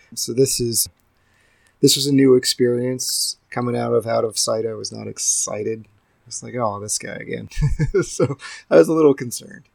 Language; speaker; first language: English; native; English